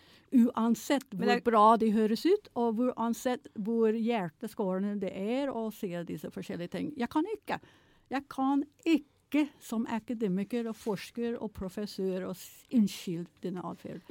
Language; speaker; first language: Norwegian; non-native, fluent; English